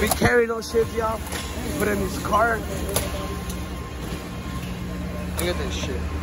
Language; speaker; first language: English; early bilingual, other home language; Spanish